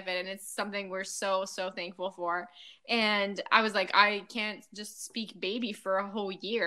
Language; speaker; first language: English; non-native, fluent; French